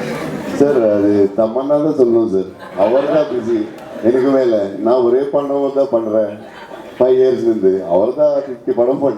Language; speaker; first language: Tamil; non-native, local second language; Telugu